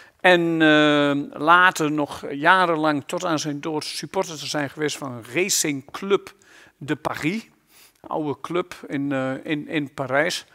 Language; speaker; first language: Dutch; native; Dutch